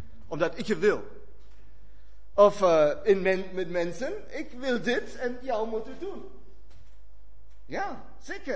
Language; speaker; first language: Dutch; non-native, fluent; German